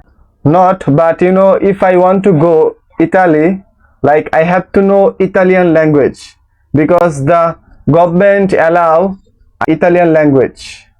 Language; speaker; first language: English; non-native, learner; Bangla